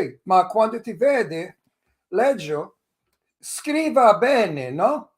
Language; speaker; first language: Italian; early bilingual, heritage; English